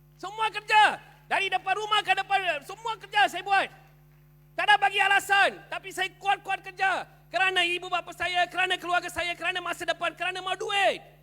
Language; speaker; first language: Malay; non-native, local second language; Tamil